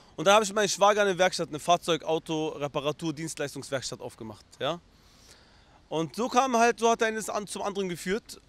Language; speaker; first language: German; early bilingual, other home language; Arabic